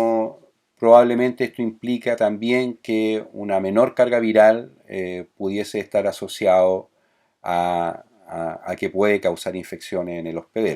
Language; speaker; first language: Spanish; native; Spanish